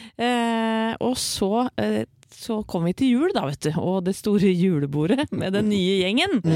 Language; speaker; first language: Norwegian; native; Norwegian